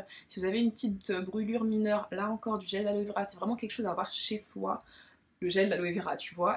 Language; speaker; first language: French; native; French